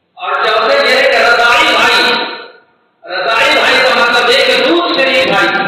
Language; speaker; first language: Urdu; native; Urdu